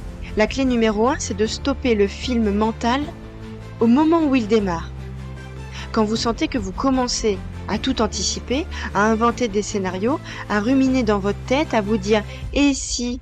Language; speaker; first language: French; native; French